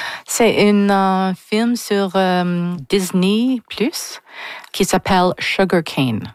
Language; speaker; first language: French; non-native, learner; English